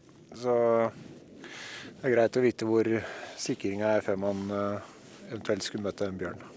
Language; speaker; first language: Norwegian; native; Norwegian